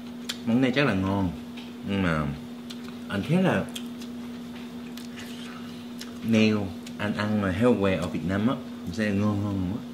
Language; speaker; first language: Vietnamese; non-native, learner; Korean